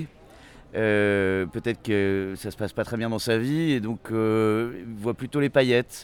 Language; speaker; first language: French; native; French